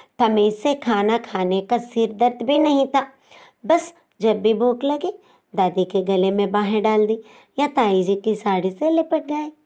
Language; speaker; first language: Hindi; non-native, local second language; Telugu